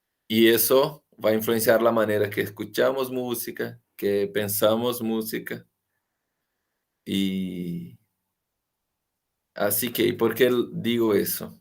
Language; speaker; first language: Spanish; non-native, fluent; Portuguese